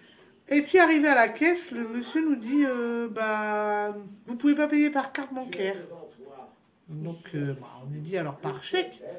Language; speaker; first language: French; native; French